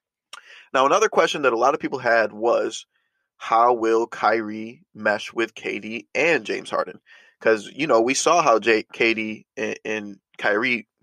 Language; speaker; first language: English; native; English